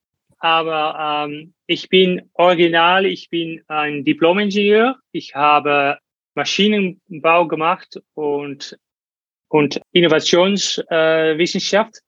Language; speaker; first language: German; non-native, learner; Dutch